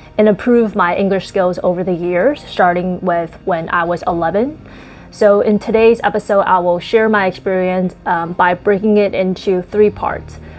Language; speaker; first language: English; early bilingual, other home language; Chinese